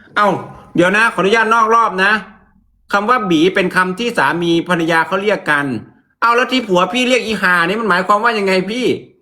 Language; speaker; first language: Thai; native; Thai